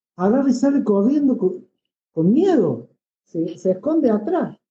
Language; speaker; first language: Spanish; native; Spanish